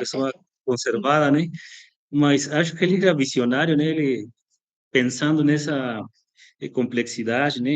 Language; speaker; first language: Portuguese; non-native, fluent; Spanish